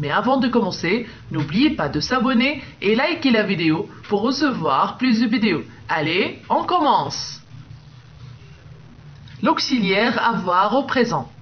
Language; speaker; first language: French; non-native, local second language; Arabic